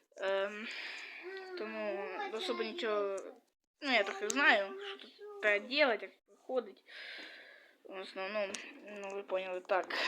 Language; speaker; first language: Ukrainian; non-native, local second language; Russian